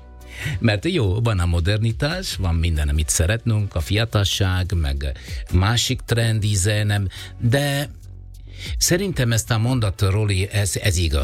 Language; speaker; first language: Hungarian; non-native, fluent; Italian